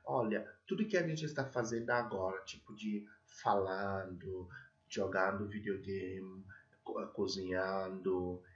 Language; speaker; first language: Portuguese; non-native, fluent; English